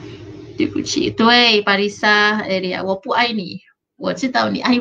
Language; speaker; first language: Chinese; non-native, local second language; Malay